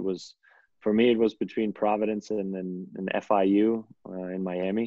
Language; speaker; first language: English; non-native, fluent; German